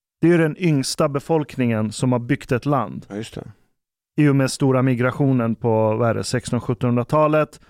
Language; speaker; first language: Swedish; early bilingual, other home language; Persian